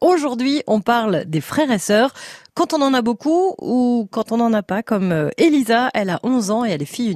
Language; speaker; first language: French; native; French